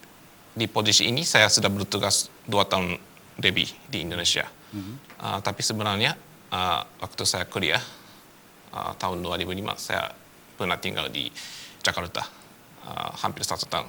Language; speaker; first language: Indonesian; non-native, fluent; Japanese